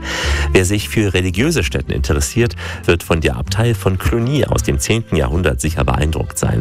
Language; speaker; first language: German; native; German